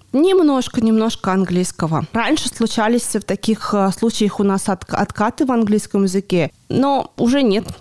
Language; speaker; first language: Russian; native; Russian